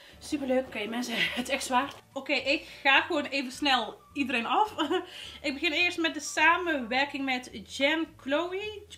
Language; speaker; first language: Dutch; early bilingual, other home language; Arabic